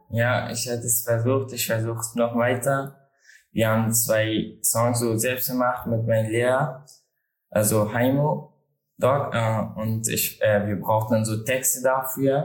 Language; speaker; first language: German; non-native, learner; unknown